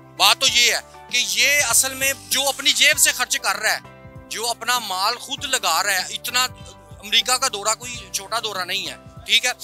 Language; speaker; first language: Urdu; native; Urdu